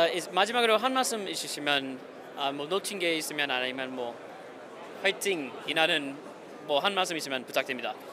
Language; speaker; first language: Korean; non-native, learner; English